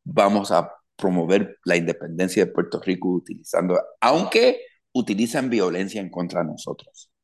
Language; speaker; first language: Spanish; early bilingual, heritage; Spanish